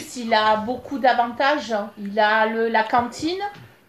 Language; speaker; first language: French; native; French